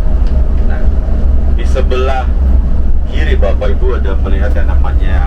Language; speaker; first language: Indonesian; non-native, fluent; Arabic